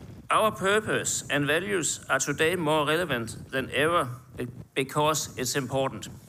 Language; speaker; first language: English; non-native, fluent; Danish